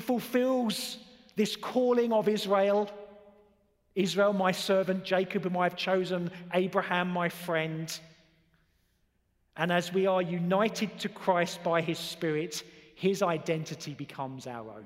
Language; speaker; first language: English; native; English